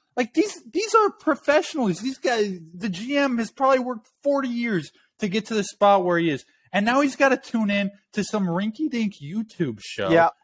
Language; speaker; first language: English; native; English